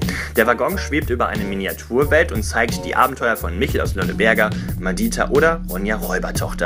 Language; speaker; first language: German; native; German